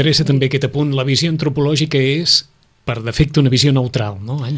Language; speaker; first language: Catalan; native; Catalan